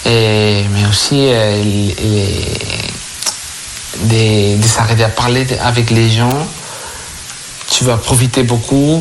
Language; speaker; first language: French; non-native, fluent; Spanish